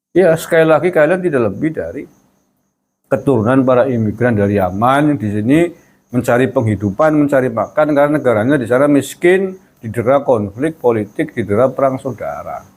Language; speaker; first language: Indonesian; non-native, local second language; Javanese